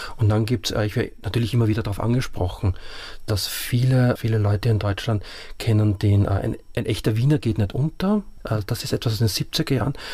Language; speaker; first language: German; native; German